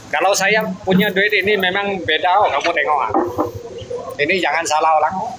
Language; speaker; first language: Indonesian; non-native, learner; Vietnamese